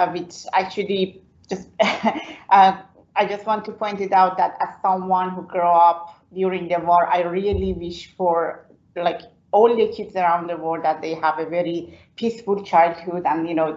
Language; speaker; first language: English; non-native, fluent; Persian